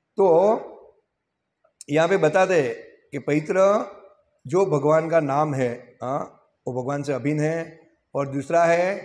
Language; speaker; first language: Hindi; non-native, local second language; Gujarati